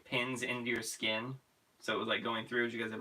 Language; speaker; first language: English; native; English